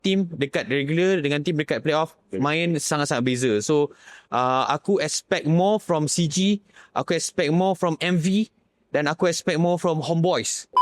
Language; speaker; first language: Malay; native; Malay